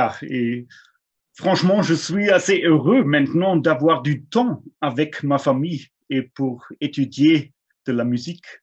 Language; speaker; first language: French; non-native, fluent; German